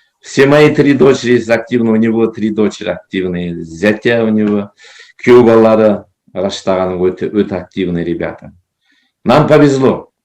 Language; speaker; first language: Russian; non-native, local second language; Kazakh